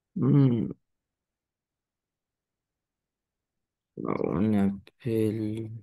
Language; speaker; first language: French; non-native, learner; Romanian